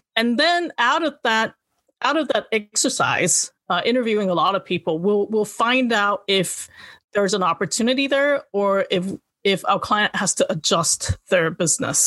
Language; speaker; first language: English; non-native, local second language; Cantonese